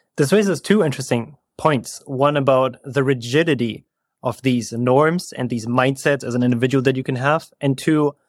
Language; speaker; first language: English; non-native, fluent; German